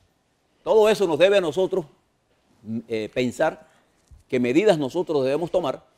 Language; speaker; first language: Spanish; native; Spanish